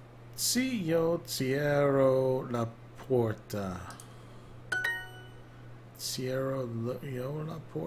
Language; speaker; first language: Spanish; non-native, learner; English